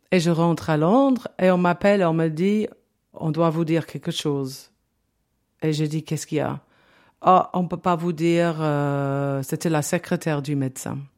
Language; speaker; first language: French; non-native, fluent; English